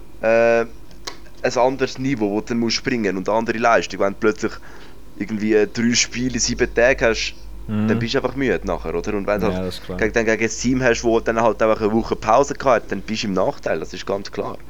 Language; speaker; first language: German; native; German